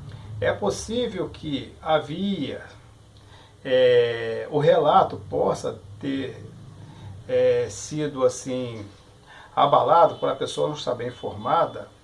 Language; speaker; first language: Portuguese; native; Portuguese